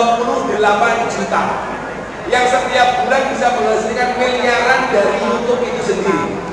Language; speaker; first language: Indonesian; non-native, local second language; Javanese